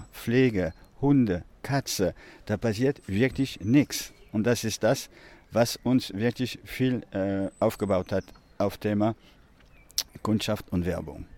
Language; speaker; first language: German; non-native, fluent; French